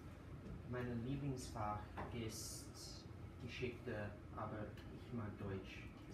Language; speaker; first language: German; non-native, learner; English